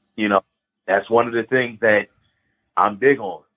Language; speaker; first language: English; native; English